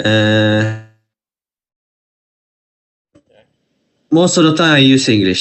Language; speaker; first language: English; non-native, fluent; Malay